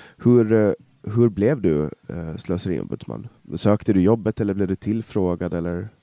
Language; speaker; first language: Swedish; non-native, fluent; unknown